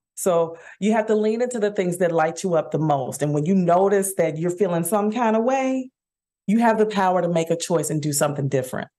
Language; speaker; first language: English; native; English